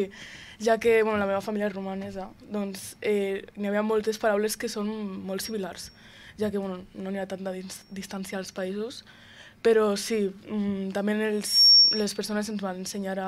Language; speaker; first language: Catalan; early bilingual, other home language; Romanian